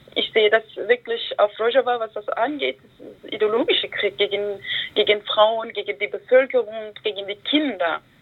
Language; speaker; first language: German; early bilingual, other home language; Kurdish